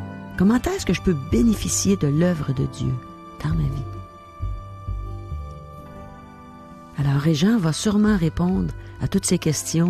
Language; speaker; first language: French; native; French